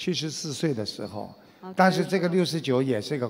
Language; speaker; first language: Chinese; native; Chinese